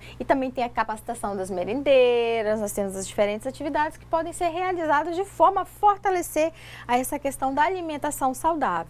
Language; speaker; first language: Portuguese; native; Portuguese